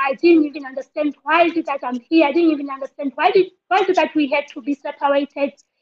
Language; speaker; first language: English; non-native, local second language; Southern Sotho